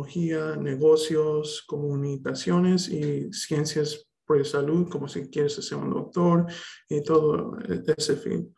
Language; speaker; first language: Spanish; early bilingual, heritage; Spanish